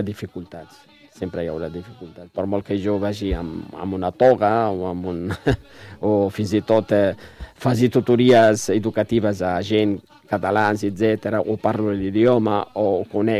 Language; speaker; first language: Catalan; non-native, fluent; Arabic